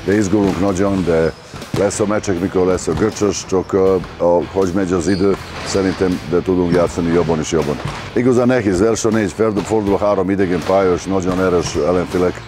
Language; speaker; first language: Hungarian; non-native, learner; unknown